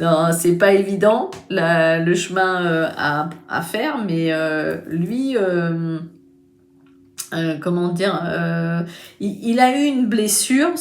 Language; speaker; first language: French; native; French